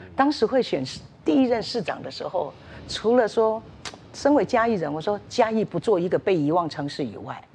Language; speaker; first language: Chinese; native; Chinese